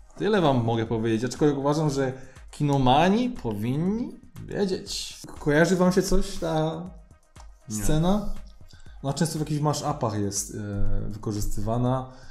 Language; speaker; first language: Polish; native; Polish